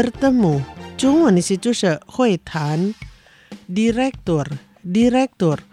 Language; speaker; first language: Chinese; non-native, learner; Indonesian